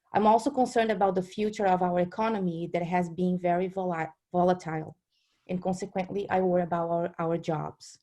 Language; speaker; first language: English; non-native, fluent; Portuguese